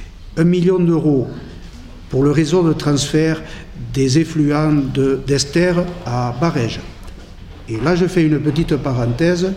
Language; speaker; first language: French; native; French